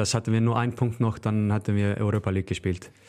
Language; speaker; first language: German; non-native, learner; Icelandic